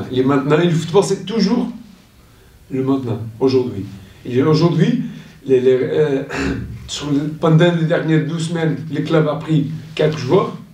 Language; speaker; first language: French; non-native, learner; Portuguese